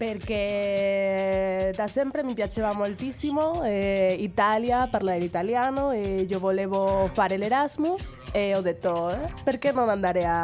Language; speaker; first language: Italian; non-native, fluent; Spanish